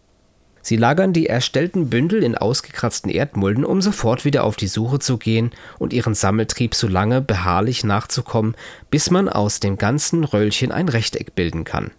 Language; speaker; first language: German; native; German